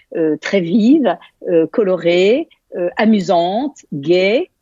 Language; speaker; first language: French; native; French